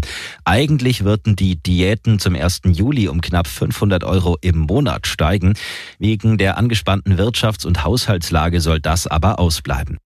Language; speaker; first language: German; native; German